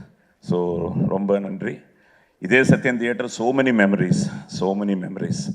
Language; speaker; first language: Tamil; non-native, local second language; Telugu